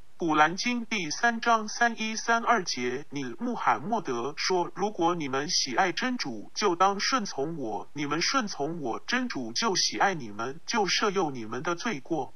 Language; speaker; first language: Chinese; non-native, local second language; Cantonese